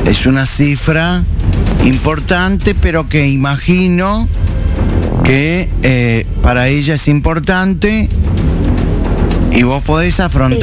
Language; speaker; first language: Spanish; native; Spanish